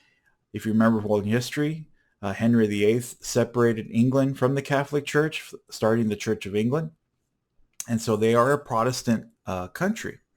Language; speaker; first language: English; native; English